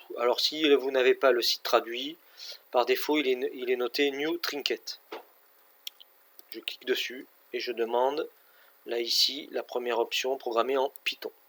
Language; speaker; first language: French; native; French